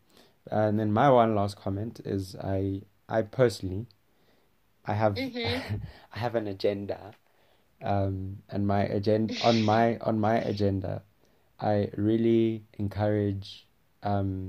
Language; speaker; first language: English; non-native, local second language; Tswana